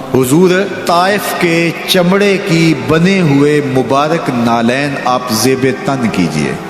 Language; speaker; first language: Urdu; non-native, local second language; Punjabi